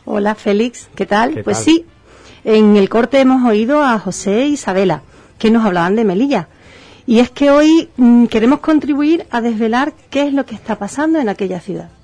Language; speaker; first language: Spanish; native; Spanish